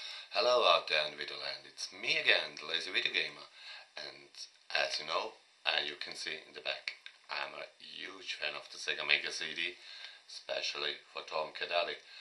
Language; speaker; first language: English; non-native, fluent; German